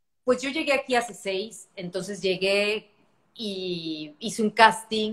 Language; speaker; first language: Spanish; native; Spanish